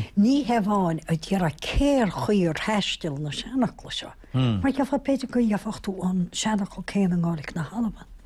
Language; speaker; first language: Irish; native; Irish